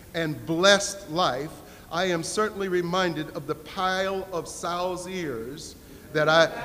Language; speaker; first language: English; native; English